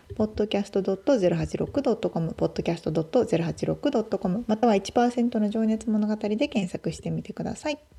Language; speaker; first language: Japanese; native; Japanese